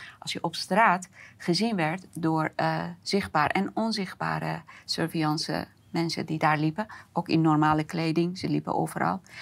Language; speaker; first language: Dutch; non-native, fluent; Persian